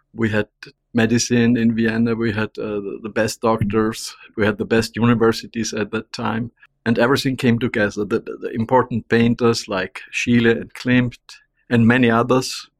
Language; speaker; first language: English; non-native, fluent; German